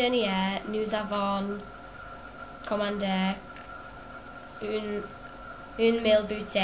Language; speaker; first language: French; non-native, learner; English